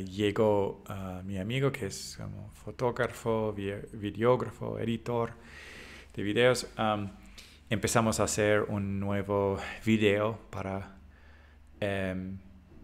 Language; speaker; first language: Spanish; non-native, fluent; English